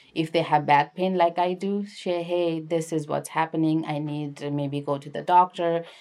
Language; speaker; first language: English; non-native, local second language; Nepali